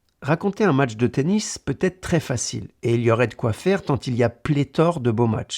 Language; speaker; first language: French; native; French